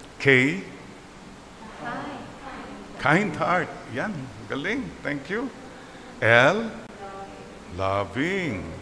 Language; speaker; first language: English; non-native, local second language; Filipino